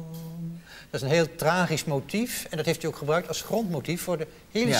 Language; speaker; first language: Dutch; native; Dutch